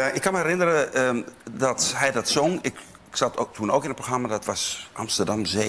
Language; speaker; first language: Dutch; native; Dutch